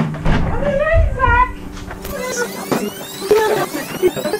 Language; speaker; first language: French; native; French